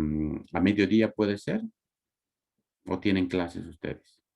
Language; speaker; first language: Spanish; native; Spanish